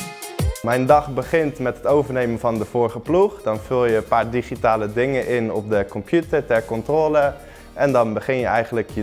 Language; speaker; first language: Dutch; native; Dutch